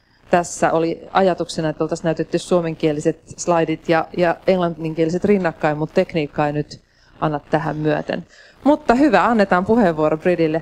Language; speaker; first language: Finnish; native; Finnish